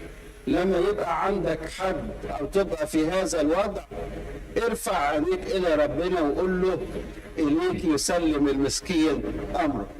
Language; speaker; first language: Arabic; native; Arabic